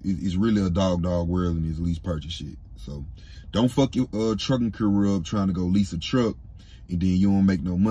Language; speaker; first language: English; native; English